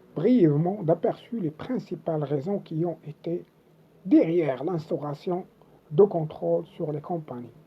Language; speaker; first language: French; non-native, local second language; Arabic